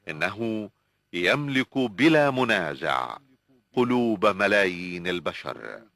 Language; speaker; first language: Arabic; native; Arabic